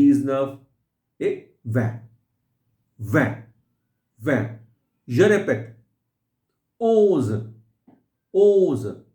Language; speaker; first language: French; non-native, fluent; Hindi